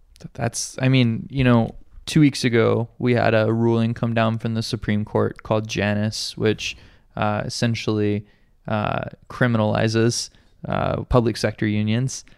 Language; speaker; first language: English; native; English